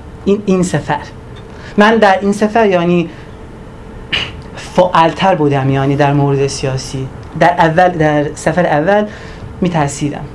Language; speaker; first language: Persian; non-native, fluent; Turkish